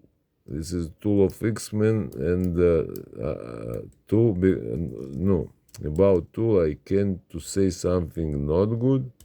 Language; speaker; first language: English; non-native, learner; Russian